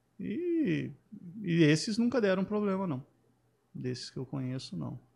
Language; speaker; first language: Portuguese; native; Portuguese